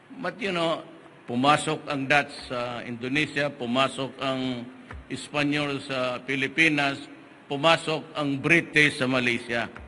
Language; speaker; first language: Filipino; non-native, local second language; Cebuano